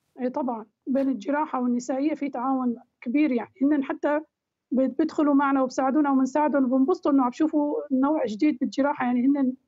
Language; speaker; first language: Arabic; native; Arabic